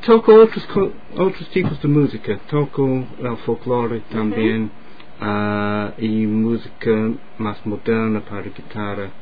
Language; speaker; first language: Spanish; non-native, fluent; English